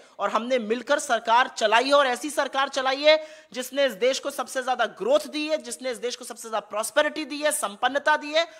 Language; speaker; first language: Hindi; native; Hindi